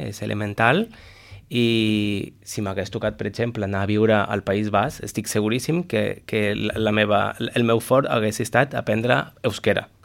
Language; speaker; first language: Catalan; non-native, fluent; Spanish